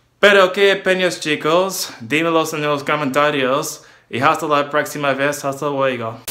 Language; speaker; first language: Spanish; non-native, learner; English